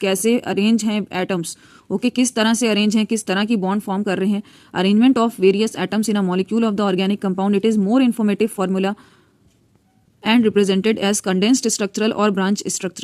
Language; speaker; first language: Hindi; native; Hindi